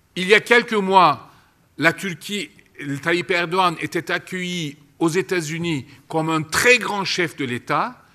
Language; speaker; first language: French; non-native, fluent; Turkish